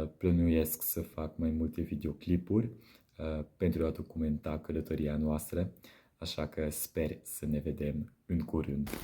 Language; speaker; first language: Romanian; non-native, fluent; Dutch